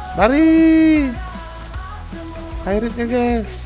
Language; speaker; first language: Indonesian; native; Indonesian